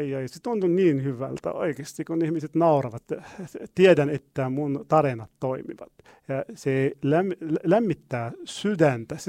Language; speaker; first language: Finnish; non-native, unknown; Arabic